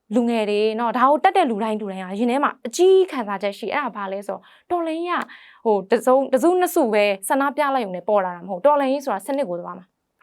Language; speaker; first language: Burmese; native; Burmese